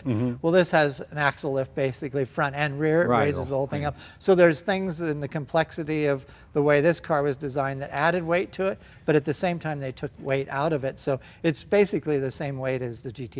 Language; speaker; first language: English; native; English